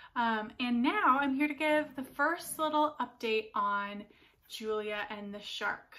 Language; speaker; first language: English; native; English